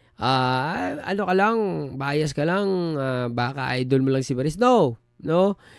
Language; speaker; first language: Filipino; non-native, local second language; Cebuano